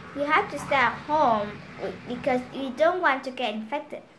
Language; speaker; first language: English; non-native, learner; Vietnamese